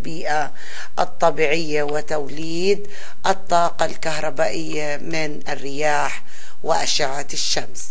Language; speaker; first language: Arabic; native; Arabic